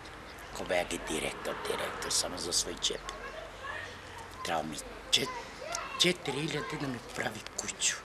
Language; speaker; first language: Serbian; non-native, local second language; Romany